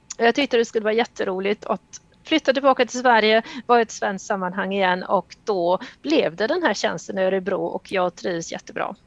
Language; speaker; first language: Swedish; native; Swedish